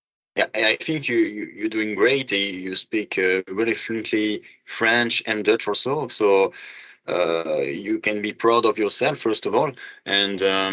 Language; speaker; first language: English; non-native, fluent; French